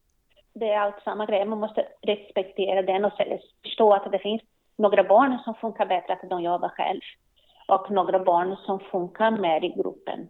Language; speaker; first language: Swedish; non-native, learner; Portuguese